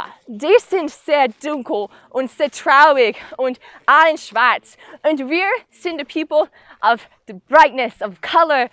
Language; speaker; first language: German; non-native, learner; English